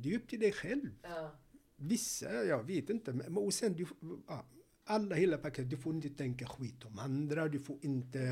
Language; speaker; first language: Swedish; non-native, fluent; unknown